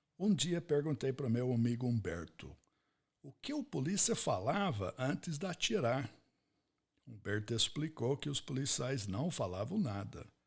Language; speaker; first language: Portuguese; non-native, fluent; English